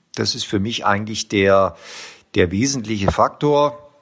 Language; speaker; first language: German; native; German